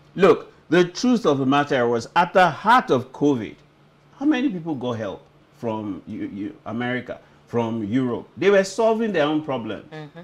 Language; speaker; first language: English; non-native, local second language; Yoruba